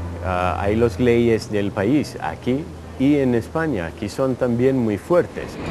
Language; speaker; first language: Spanish; non-native, fluent; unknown